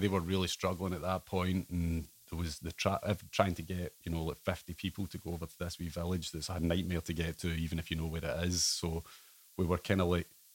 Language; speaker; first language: English; native; English